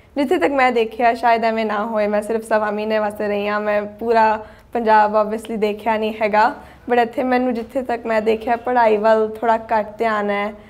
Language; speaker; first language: Punjabi; early bilingual, heritage; Punjabi